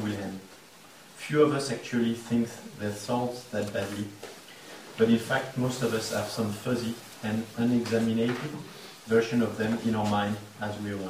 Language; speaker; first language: English; non-native, fluent; French